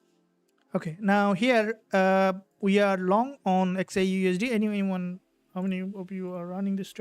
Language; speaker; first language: English; non-native, fluent; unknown